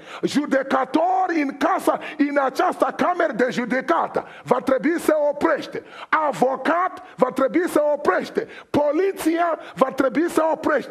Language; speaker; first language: Romanian; non-native, fluent; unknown